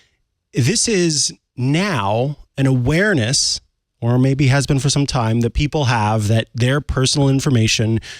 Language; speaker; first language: English; native; English